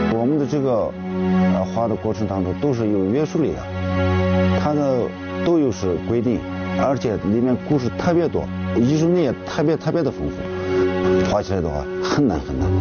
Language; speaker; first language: Chinese; non-native, local second language; Tibetan